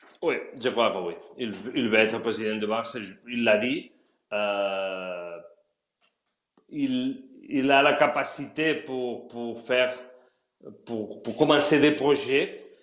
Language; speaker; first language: French; non-native, learner; Spanish